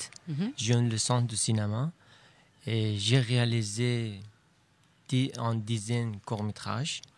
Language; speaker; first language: French; non-native, learner; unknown